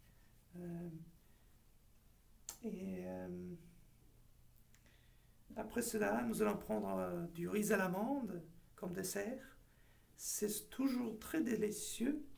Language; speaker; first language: French; non-native, fluent; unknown